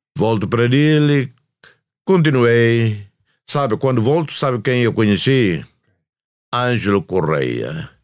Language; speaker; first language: Portuguese; non-native, fluent; Tetum